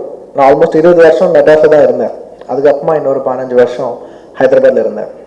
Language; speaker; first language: Tamil; non-native, local second language; Telugu